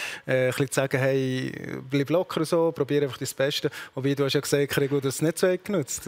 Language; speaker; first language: German; native; German